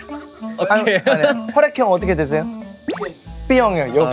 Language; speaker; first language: Korean; non-native, fluent; Thai